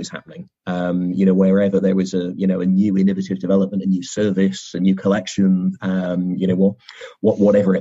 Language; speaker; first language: English; native; English